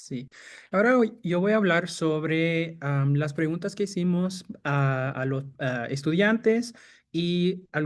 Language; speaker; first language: Spanish; non-native, fluent; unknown